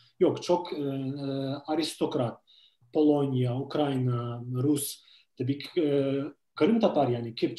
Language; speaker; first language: Turkish; non-native, fluent; Ukrainian